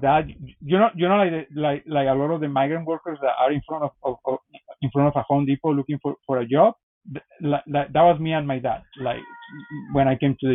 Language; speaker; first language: English; non-native, fluent; Spanish